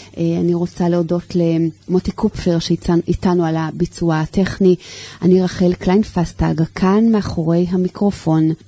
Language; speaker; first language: Hebrew; native; Hebrew